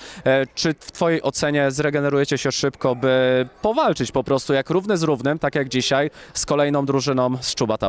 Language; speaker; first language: Polish; native; Polish